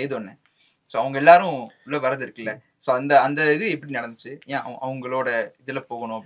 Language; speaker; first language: Tamil; native; Tamil